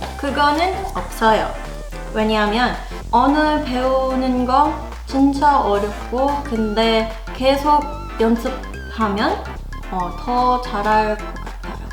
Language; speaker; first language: Korean; non-native, learner; Filipino